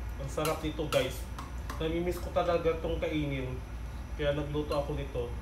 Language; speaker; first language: Filipino; non-native, local second language; Hiligaynon